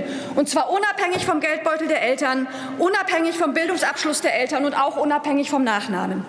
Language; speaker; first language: German; early bilingual, other home language; Turkish